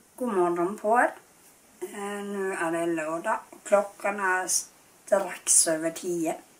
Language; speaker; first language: Swedish; native; Swedish